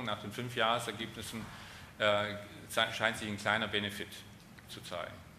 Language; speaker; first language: German; native; German